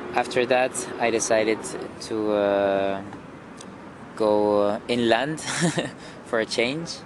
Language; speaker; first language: English; non-native, fluent; Spanish